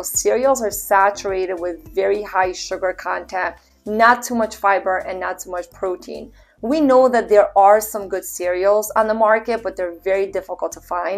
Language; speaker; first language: English; native; English